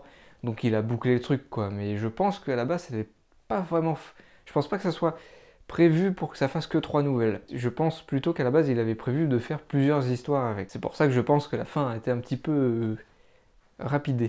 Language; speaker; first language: French; native; French